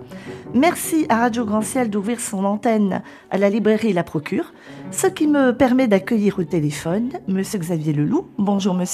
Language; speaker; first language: French; native; French